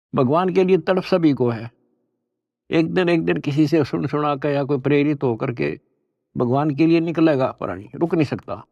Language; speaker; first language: Hindi; native; Hindi